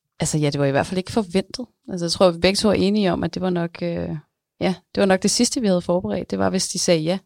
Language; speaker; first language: Danish; native; Danish